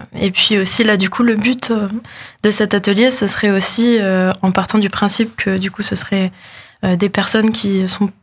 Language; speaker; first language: French; native; French